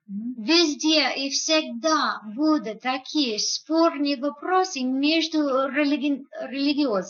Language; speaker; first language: Russian; non-native, fluent; English